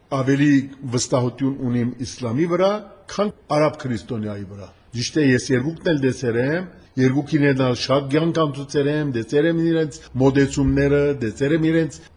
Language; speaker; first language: Armenian; early bilingual, heritage; Armenian